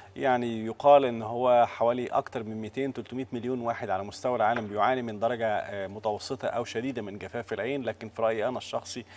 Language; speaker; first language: Arabic; native; Arabic